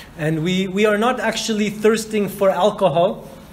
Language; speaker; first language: English; native; English